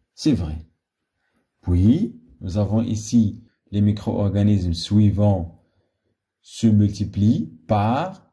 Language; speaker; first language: French; non-native, local second language; Arabic